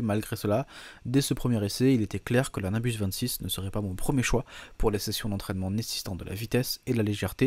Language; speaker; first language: French; native; French